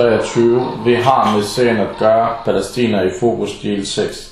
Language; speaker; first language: Danish; early bilingual, other home language; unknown